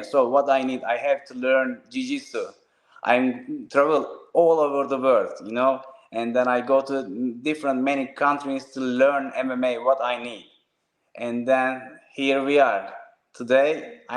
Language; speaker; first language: English; non-native, learner; Turkish